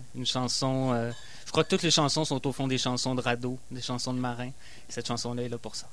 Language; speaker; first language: French; native; French